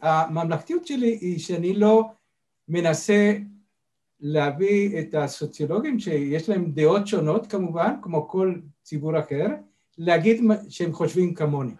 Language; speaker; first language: Hebrew; non-native, fluent; Spanish